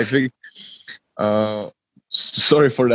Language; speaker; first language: English; non-native, learner; Czech